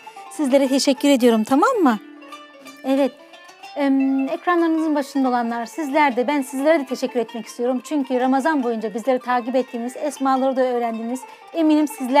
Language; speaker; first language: Turkish; native; Turkish